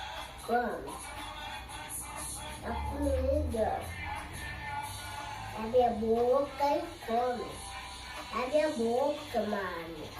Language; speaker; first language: Portuguese; early bilingual, other home language; Haitian Creole